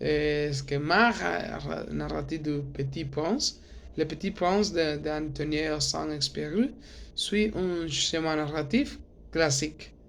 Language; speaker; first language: French; non-native, learner; Spanish